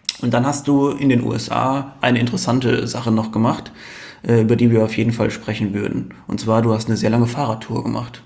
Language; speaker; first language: German; native; German